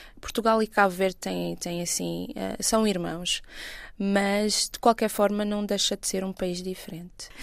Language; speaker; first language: Portuguese; non-native, local second language; Kabuverdianu